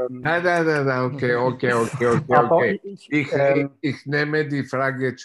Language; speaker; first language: German; non-native, fluent; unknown